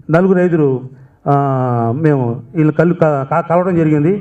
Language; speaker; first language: Telugu; native; Telugu